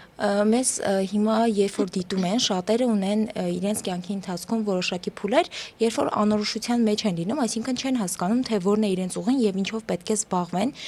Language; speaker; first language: Armenian; native; Armenian